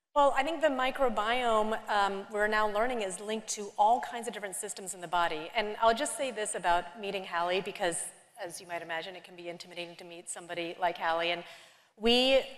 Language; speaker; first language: English; native; English